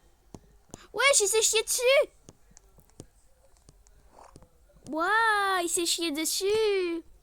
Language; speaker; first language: French; native; French